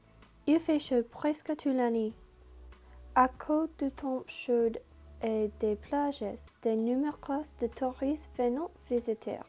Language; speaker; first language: French; non-native, learner; English